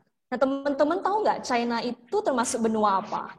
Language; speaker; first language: Indonesian; native; Indonesian